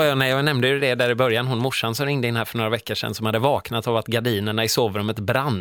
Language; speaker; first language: Swedish; native; Swedish